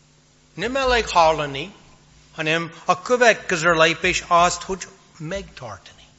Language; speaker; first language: Hungarian; non-native, fluent; English